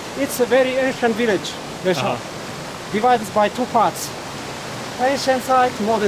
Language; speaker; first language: English; non-native, learner; Tajik